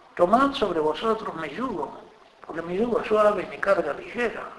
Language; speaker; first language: Spanish; native; Spanish